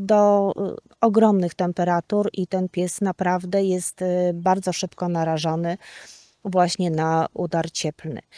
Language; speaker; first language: Polish; native; Polish